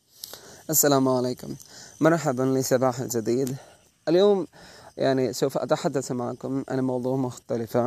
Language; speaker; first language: Arabic; non-native, learner; Malay